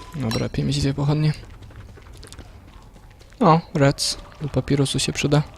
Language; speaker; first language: Polish; native; Polish